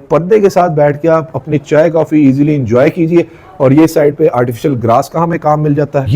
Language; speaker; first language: Urdu; native; Urdu